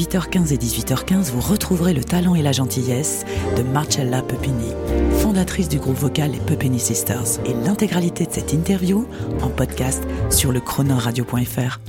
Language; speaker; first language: French; native; French